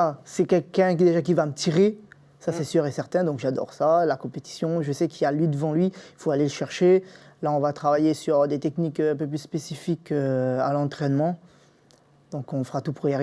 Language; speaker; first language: French; native; French